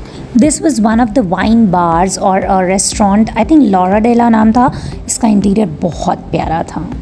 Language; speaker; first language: Hindi; native; Hindi